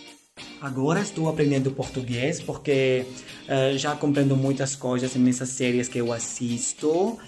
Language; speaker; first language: Portuguese; non-native, learner; Greek